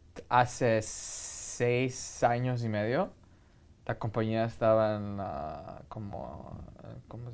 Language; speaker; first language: Spanish; early bilingual, heritage; Spanish